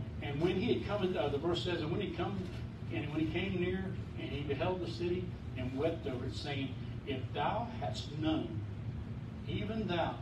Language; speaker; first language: English; native; English